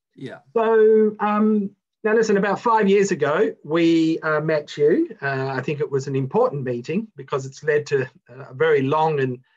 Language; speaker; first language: English; native; English